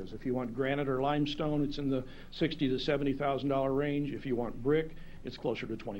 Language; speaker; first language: English; native; English